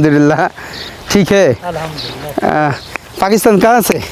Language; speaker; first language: Hindi; non-native, learner; Bangla